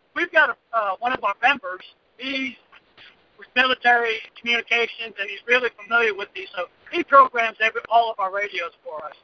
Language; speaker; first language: English; native; English